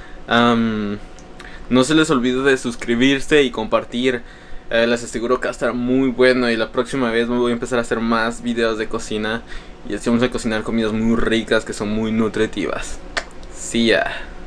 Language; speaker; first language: Spanish; native; Spanish